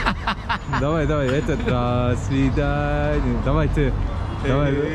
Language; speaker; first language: Russian; non-native, learner; Turkish